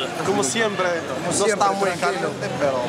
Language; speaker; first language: Spanish; non-native, fluent; Arabic